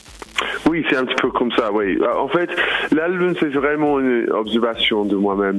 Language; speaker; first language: French; non-native, fluent; English